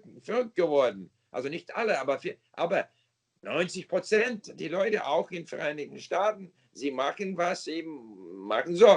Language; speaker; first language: German; non-native, fluent; English